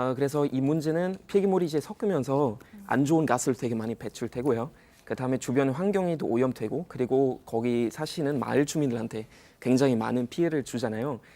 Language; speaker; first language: Korean; non-native, fluent; German